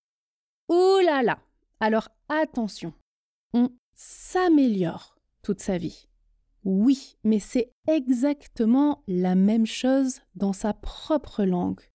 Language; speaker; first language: French; native; French